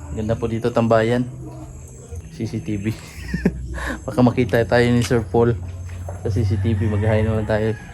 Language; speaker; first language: Filipino; non-native, local second language; Cebuano